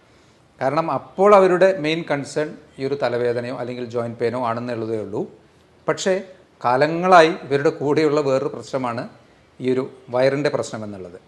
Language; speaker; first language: Malayalam; native; Malayalam